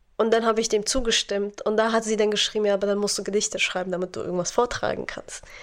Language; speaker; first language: German; non-native, fluent; Arabic